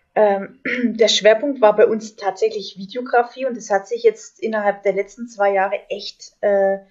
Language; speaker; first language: German; native; German